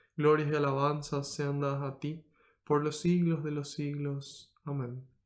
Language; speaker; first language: Spanish; native; Spanish